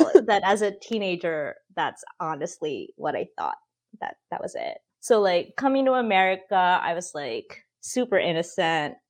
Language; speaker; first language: English; non-native, local second language; Filipino